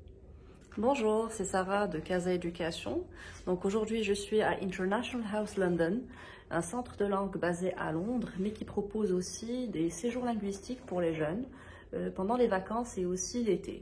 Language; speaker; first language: French; non-native, local second language; Arabic